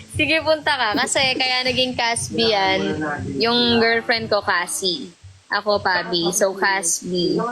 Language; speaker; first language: Filipino; native; Filipino